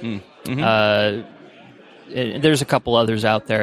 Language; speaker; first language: English; native; English